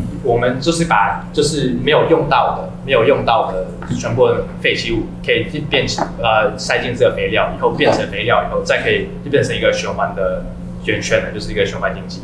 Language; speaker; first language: Chinese; native; Chinese